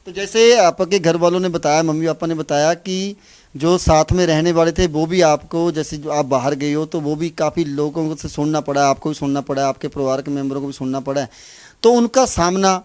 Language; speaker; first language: Hindi; non-native, local second language; Punjabi